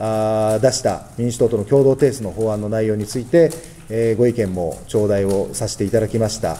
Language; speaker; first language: Japanese; native; Japanese